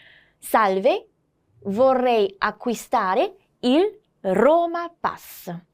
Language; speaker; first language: Italian; non-native, fluent; Korean